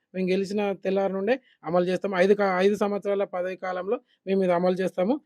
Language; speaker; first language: Telugu; native; Telugu